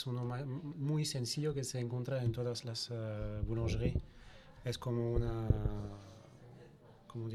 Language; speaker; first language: Spanish; non-native, learner; French